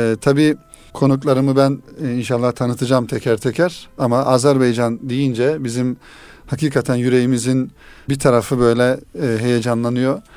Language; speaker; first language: Turkish; native; Turkish